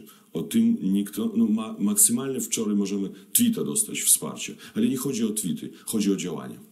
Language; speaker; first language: Polish; non-native, fluent; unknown